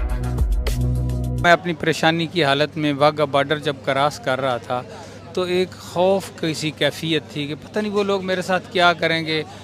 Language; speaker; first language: Urdu; non-native, local second language; Punjabi